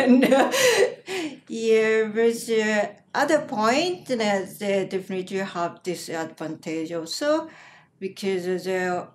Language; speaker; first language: English; non-native, learner; Japanese